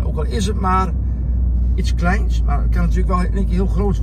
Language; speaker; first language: Dutch; native; Dutch